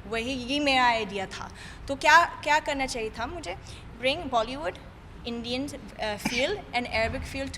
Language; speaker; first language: Hindi; non-native, fluent; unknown